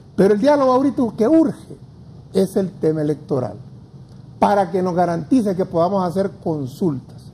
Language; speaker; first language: Spanish; native; Spanish